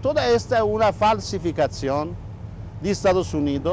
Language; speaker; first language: Spanish; non-native, fluent; Persian